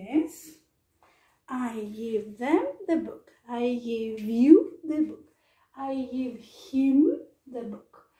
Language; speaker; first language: English; non-native, fluent; Spanish